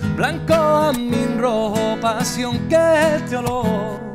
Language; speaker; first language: Spanish; native; Spanish